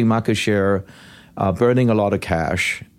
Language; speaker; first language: English; non-native, local second language; Cantonese